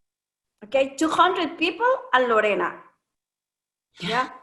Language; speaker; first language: English; non-native, learner; Spanish